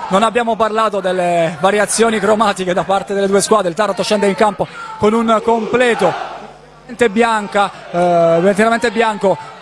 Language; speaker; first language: Italian; native; Italian